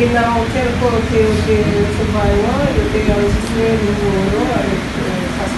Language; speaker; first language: Spanish; non-native, learner; Haitian Creole